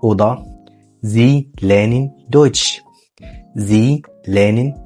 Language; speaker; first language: German; non-native, fluent; Arabic